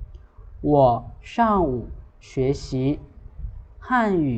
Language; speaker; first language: Chinese; non-native, fluent; Lao